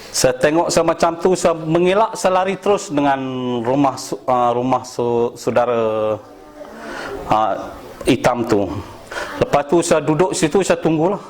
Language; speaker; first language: Malay; non-native, local second language; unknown